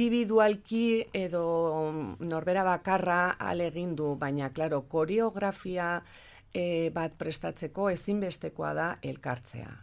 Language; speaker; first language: Basque; non-native, local second language; Spanish